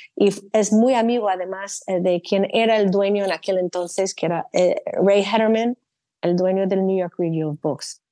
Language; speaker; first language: Spanish; non-native, fluent; English